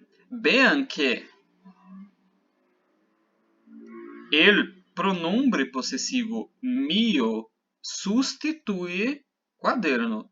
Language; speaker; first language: Spanish; non-native, fluent; Portuguese